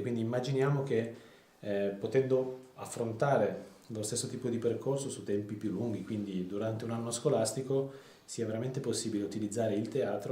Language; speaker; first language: Italian; native; Italian